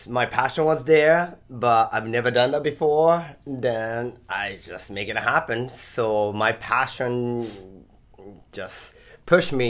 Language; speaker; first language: English; non-native, fluent; Japanese